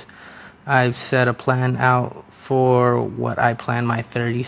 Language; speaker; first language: English; early bilingual, other home language; Spanish